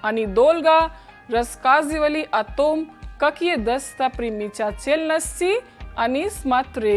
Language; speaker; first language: Russian; non-native, fluent; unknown